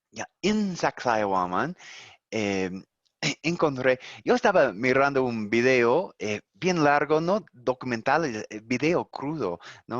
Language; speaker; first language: Spanish; non-native, learner; English